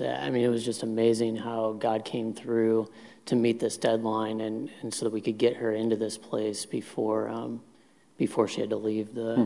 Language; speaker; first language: English; native; English